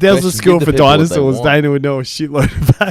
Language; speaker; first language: English; native; English